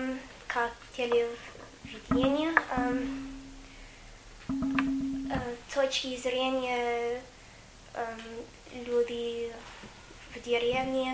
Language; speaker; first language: Russian; non-native, learner; English